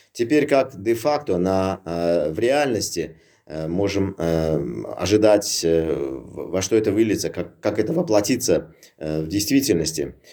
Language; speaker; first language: Russian; non-native, local second language; Uzbek